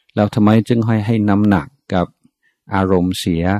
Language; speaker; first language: Thai; non-native, fluent; English